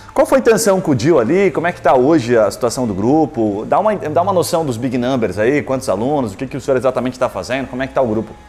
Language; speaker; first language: Portuguese; native; Portuguese